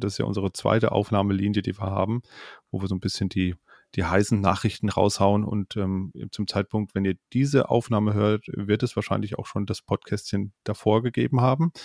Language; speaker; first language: German; native; German